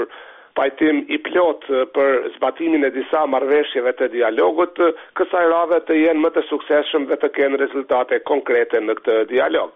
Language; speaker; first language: Albanian; native; Albanian